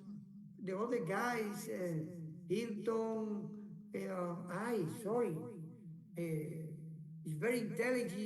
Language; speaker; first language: English; non-native, learner; Spanish